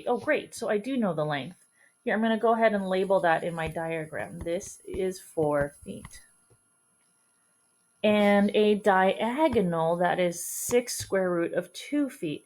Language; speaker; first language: English; native; English